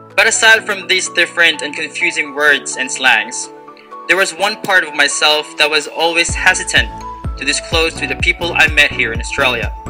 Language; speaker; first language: English; non-native, local second language; Filipino